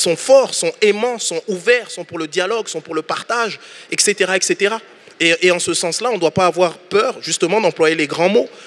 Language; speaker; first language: French; native; French